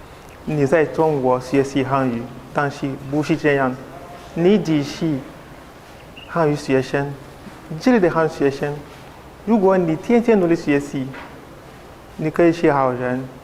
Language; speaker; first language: Chinese; non-native, learner; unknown